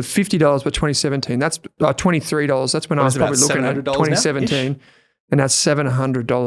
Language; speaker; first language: English; native; English